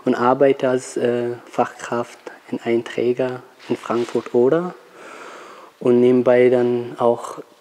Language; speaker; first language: German; non-native, fluent; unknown